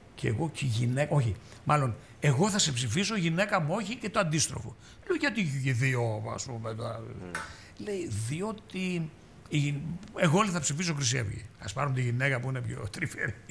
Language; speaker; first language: Greek; native; Greek